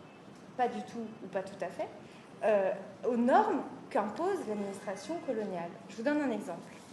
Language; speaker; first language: French; native; French